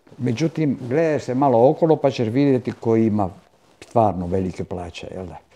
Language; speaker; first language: Croatian; non-native, local second language; Italian